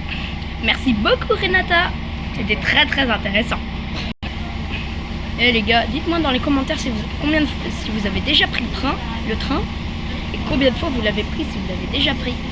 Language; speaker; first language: French; native; French